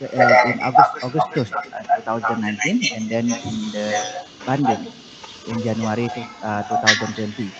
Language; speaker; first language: English; non-native, learner; Indonesian